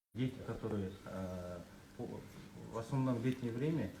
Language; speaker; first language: Russian; non-native, local second language; Kazakh